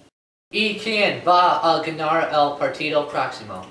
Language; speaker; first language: Spanish; non-native, learner; English